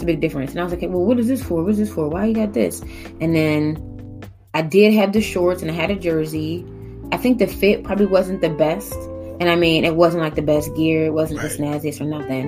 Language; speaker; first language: English; native; English